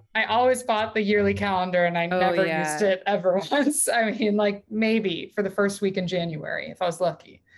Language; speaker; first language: English; native; English